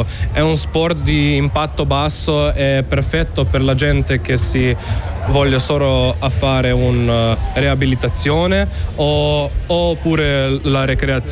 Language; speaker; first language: Italian; non-native, local second language; Slovenian